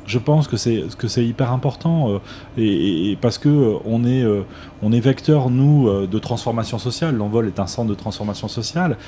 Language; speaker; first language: French; native; French